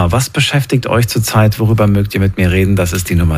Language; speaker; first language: German; native; German